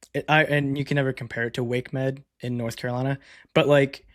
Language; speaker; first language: English; native; English